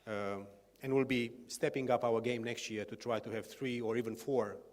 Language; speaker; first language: English; non-native, fluent; Romanian